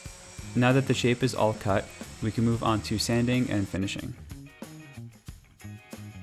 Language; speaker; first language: English; native; English